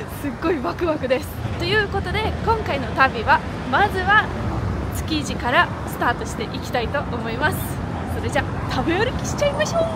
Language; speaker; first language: Japanese; non-native, fluent; Russian